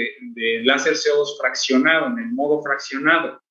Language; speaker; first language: Spanish; native; Spanish